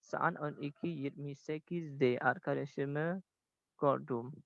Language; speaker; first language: Turkish; non-native, learner; Indonesian